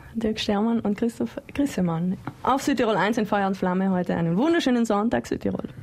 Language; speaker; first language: German; native; German